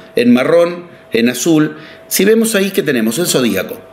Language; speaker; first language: Spanish; native; Spanish